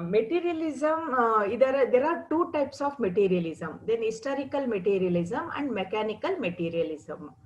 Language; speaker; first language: English; non-native, local second language; Kannada